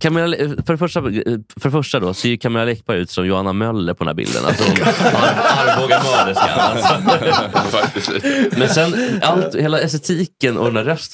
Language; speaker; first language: Swedish; native; Swedish